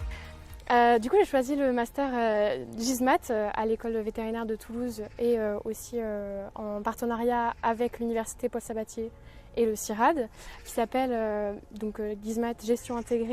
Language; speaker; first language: French; native; French